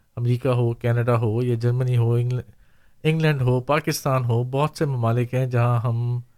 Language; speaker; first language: Urdu; native; Urdu